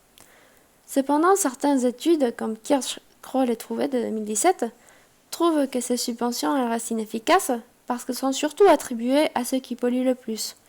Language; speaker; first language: French; non-native, fluent; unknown